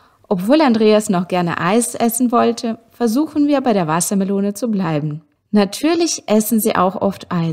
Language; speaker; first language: German; non-native, fluent; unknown